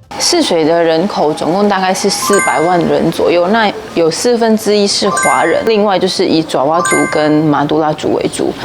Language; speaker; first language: Chinese; early bilingual, heritage; Chinese